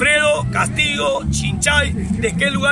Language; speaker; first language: Spanish; native; Spanish